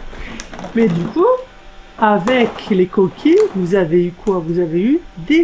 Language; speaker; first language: French; native; French